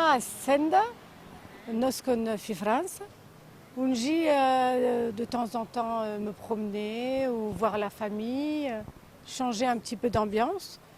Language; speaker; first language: French; native; French